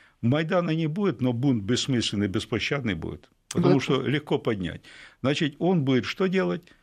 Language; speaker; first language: Russian; native; Russian